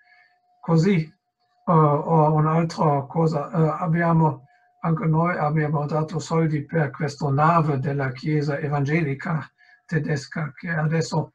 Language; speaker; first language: Italian; non-native, fluent; German